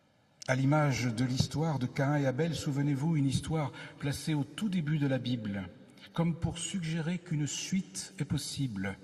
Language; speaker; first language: French; native; French